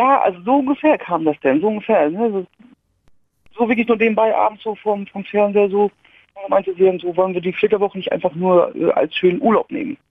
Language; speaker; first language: German; native; German